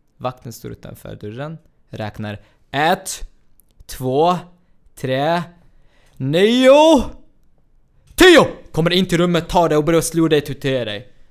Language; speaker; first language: Swedish; non-native, fluent; Arabic